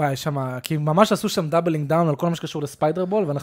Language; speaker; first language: Hebrew; native; Hebrew